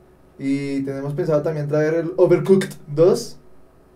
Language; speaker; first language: Spanish; native; Spanish